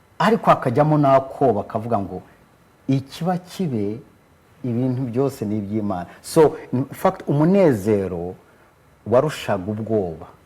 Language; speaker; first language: Kinyarwanda; early bilingual, heritage; Kinyarwanda